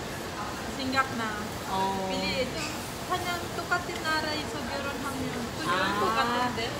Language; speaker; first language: Korean; non-native, learner; Filipino